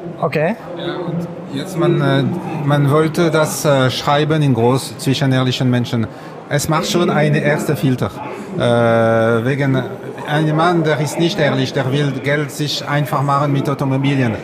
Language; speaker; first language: German; non-native, learner; French